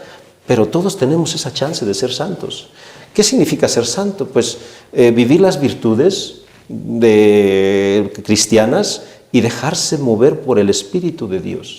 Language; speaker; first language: Spanish; native; Spanish